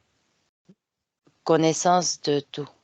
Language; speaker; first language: French; non-native, fluent; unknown